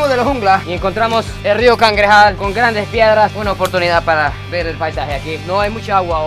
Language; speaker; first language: Spanish; non-native, fluent; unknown